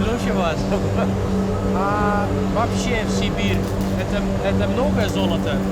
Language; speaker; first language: Russian; non-native, fluent; Dutch